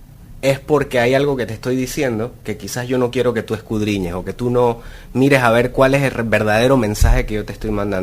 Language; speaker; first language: Spanish; native; Spanish